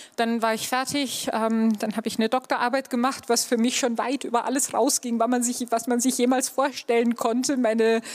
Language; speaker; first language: German; native; German